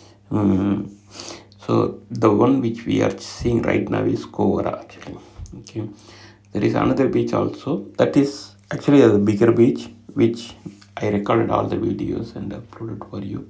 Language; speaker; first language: English; non-native, local second language; Tamil